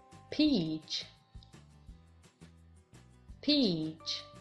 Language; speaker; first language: English; non-native, fluent; Arabic